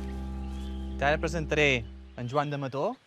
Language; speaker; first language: Catalan; native; Catalan